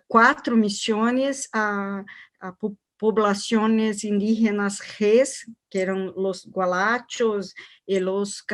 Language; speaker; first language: Spanish; non-native, learner; Portuguese